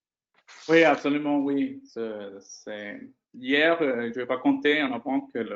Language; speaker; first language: French; non-native, fluent; Spanish